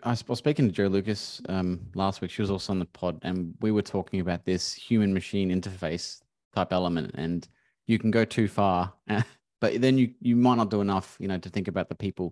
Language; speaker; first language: English; native; English